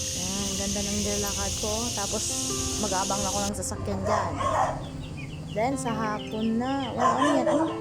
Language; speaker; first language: Filipino; non-native, local second language; Iloko